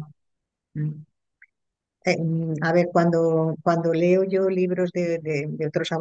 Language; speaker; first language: Spanish; native; Spanish